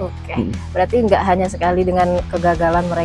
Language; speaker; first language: Indonesian; native; Indonesian